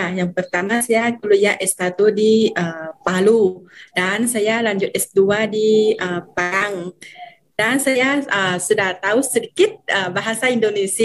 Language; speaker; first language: Indonesian; non-native, fluent; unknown